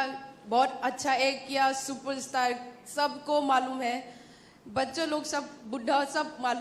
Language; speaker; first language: Hindi; non-native, local second language; Manipuri